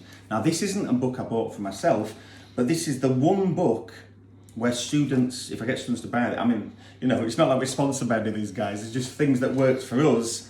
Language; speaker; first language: English; native; English